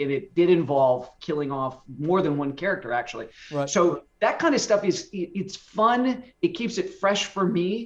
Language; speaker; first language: English; native; English